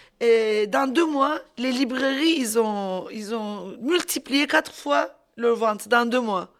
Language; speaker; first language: French; non-native, fluent; Turkish